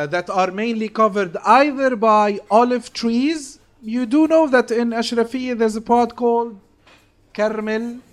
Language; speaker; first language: English; non-native, fluent; Arabic